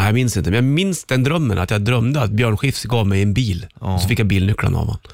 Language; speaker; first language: Swedish; native; Swedish